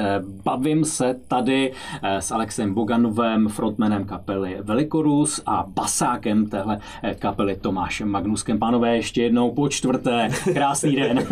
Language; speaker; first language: Czech; native; Czech